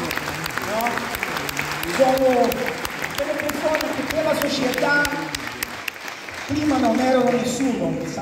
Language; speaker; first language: Italian; non-native, fluent; Portuguese